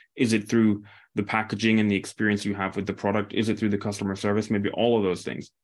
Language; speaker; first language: English; native; English